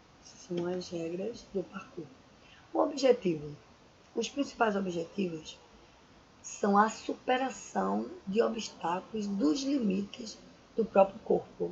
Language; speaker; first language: Portuguese; native; Portuguese